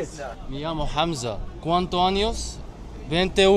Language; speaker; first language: Spanish; non-native, learner; Arabic